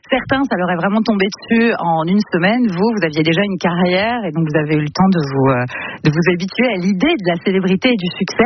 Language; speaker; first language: French; native; French